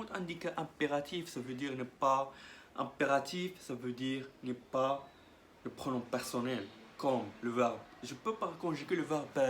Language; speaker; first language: French; non-native, learner; Arabic